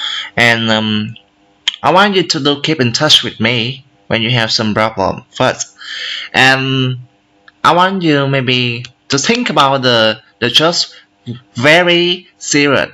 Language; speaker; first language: English; non-native, learner; Vietnamese